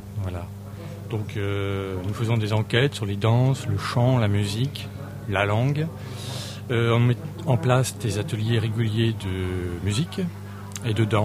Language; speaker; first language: French; native; French